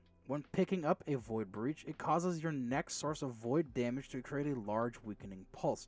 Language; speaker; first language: English; native; English